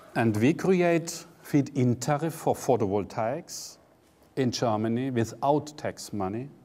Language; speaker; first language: English; non-native, fluent; German